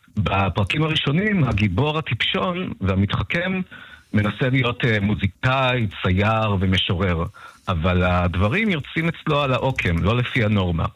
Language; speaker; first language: Hebrew; early bilingual, other home language; Russian